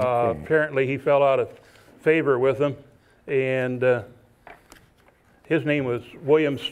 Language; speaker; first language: English; native; English